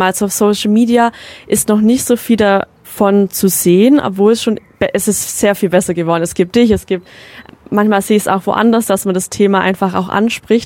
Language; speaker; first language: German; native; German